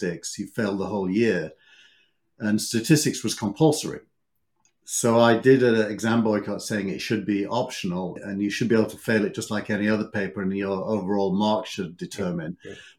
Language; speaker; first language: English; native; English